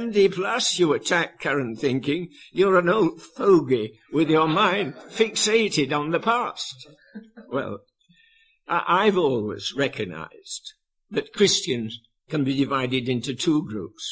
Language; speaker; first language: English; native; English